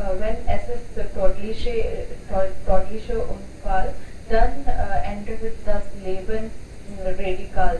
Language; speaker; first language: German; non-native, learner; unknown